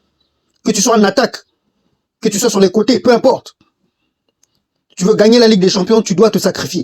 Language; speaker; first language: French; native; French